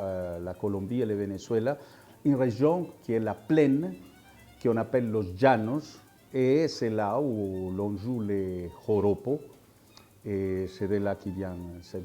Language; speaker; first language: French; non-native, fluent; Spanish